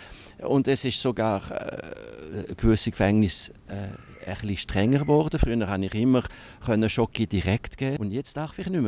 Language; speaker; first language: German; non-native, local second language; French